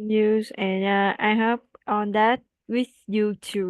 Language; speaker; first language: English; non-native, learner; Vietnamese